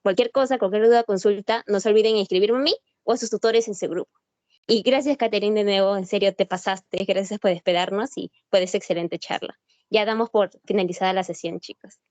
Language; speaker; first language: Spanish; native; Spanish